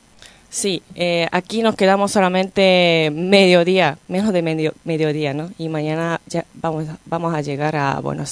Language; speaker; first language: Spanish; non-native, fluent; Japanese